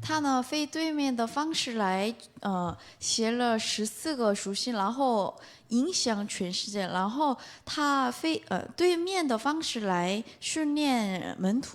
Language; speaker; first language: Chinese; non-native, fluent; Korean